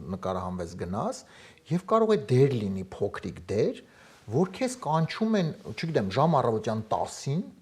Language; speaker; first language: Armenian; native; Armenian